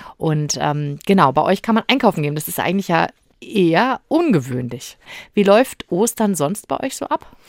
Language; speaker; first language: German; native; German